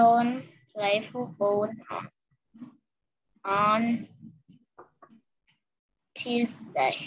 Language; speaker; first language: English; non-native, learner; Vietnamese